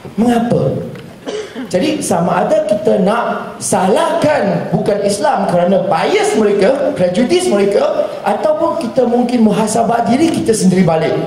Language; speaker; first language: Malay; non-native, local second language; Chinese